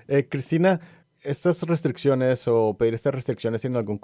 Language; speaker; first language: Spanish; native; Spanish